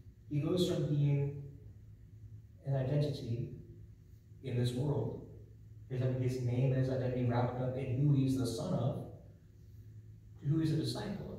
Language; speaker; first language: English; native; English